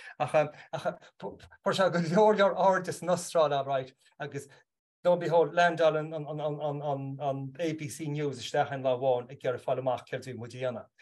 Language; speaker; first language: Irish; native; Irish